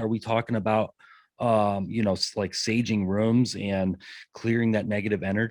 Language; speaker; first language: English; native; English